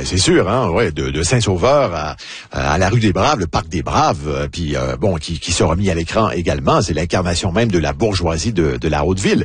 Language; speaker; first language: French; native; French